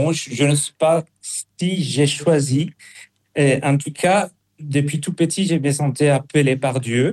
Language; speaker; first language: French; non-native, fluent; Spanish